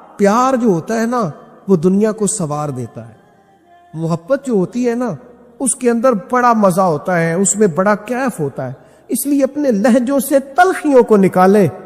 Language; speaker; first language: Urdu; non-native, local second language; Punjabi